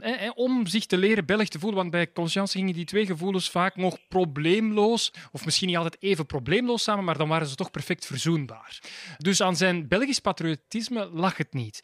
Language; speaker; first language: Dutch; native; Dutch